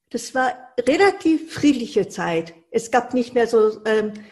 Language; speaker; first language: German; non-native, fluent; Japanese